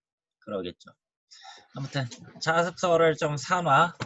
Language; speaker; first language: Korean; native; Korean